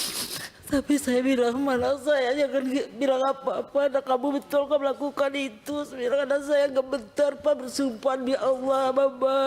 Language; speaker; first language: Indonesian; non-native, local second language; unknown